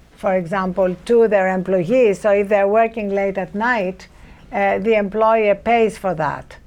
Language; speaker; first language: English; non-native, fluent; Greek